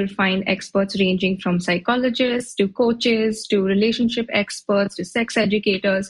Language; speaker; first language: English; non-native, local second language; Hindi